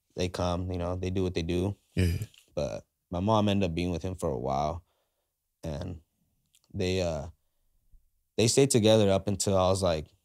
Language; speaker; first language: English; native; English